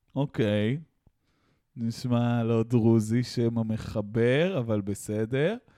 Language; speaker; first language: Hebrew; non-native, local second language; Arabic